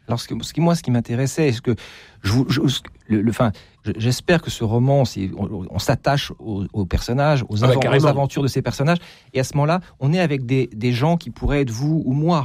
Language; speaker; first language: French; native; French